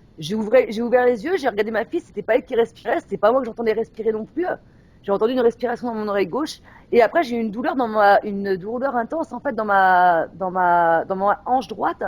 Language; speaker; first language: French; native; French